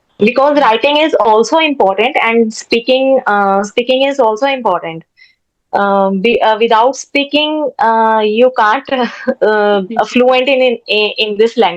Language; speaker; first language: English; non-native, learner; Hindi